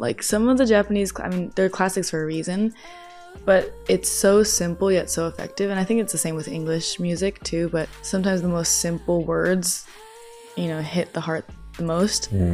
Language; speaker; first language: English; early bilingual, other home language; Japanese